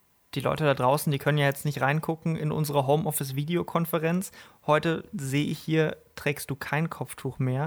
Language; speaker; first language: German; native; German